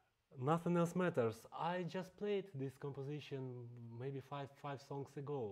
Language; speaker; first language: English; non-native, fluent; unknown